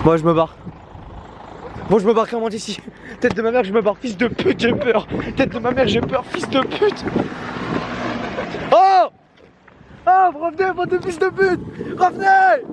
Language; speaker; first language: French; native; French